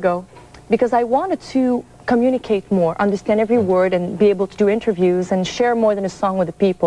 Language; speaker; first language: English; non-native, fluent; French